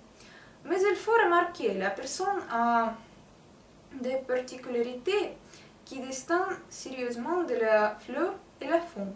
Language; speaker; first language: French; non-native, learner; Russian